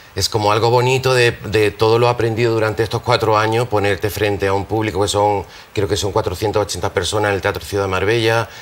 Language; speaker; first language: Spanish; native; Spanish